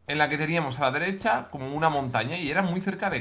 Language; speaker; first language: Spanish; native; Spanish